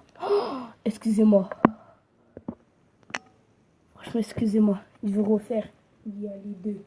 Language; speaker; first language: French; native; French